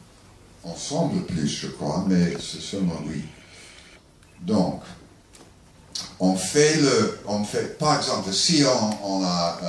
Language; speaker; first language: French; non-native, learner; English